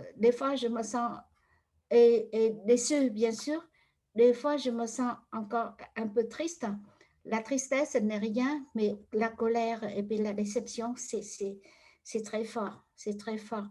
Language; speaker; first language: French; non-native, fluent; Vietnamese